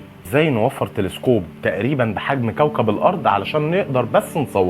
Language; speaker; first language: Arabic; native; Arabic